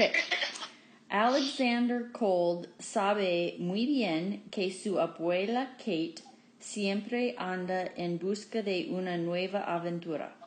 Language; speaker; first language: Spanish; non-native, fluent; English